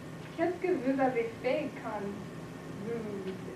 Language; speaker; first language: French; non-native, learner; English